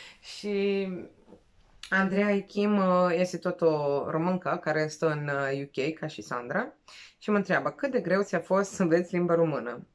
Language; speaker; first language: Romanian; non-native, fluent; Serbian